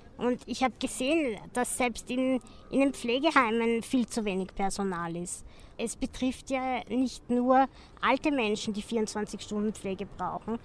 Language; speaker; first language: German; native; German